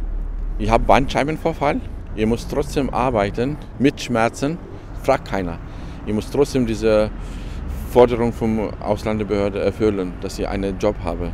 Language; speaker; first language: German; non-native, fluent; Albanian